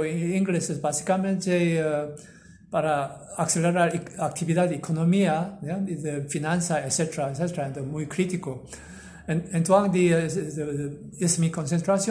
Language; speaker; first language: Portuguese; non-native, learner; Korean